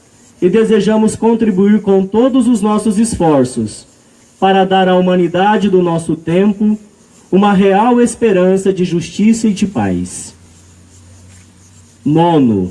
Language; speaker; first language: Portuguese; native; Portuguese